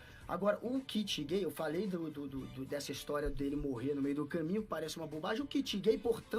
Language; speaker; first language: Portuguese; native; Portuguese